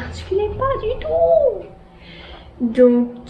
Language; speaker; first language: French; native; French